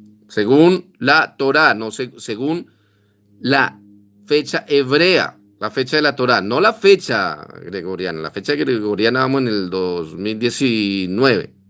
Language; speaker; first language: Spanish; native; Spanish